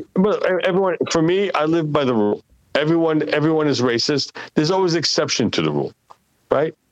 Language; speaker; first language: English; non-native, fluent; Hebrew